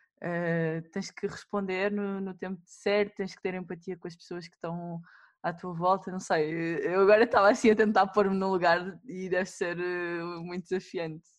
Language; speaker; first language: Portuguese; native; Portuguese